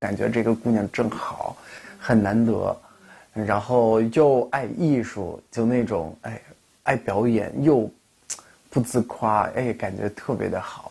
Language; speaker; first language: Chinese; non-native, fluent; Russian